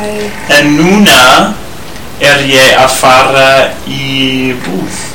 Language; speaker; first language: Icelandic; non-native, learner; English